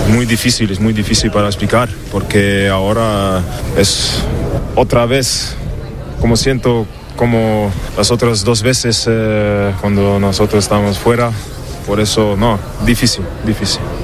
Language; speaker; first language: Spanish; non-native, learner; German